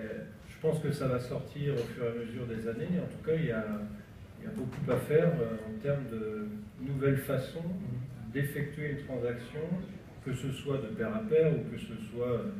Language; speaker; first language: French; native; French